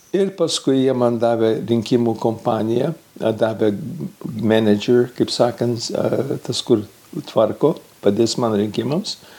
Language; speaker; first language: Lithuanian; early bilingual, heritage; Lithuanian